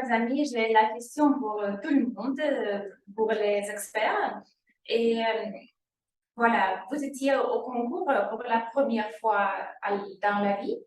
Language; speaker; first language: French; non-native, fluent; Russian